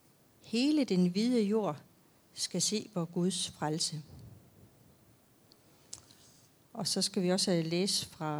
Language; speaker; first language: Danish; native; Danish